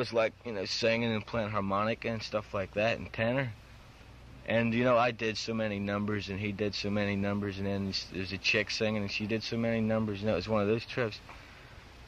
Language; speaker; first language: English; native; English